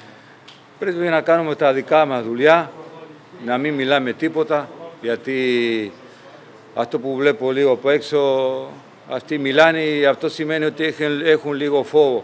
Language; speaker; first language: Greek; non-native, fluent; Spanish